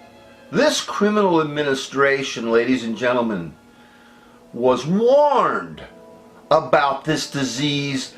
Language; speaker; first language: English; native; English